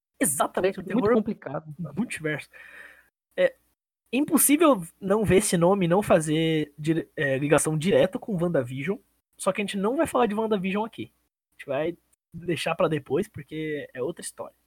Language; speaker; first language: Portuguese; native; Portuguese